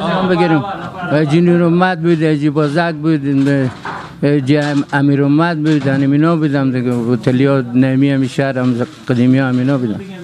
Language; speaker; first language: Persian; native; Persian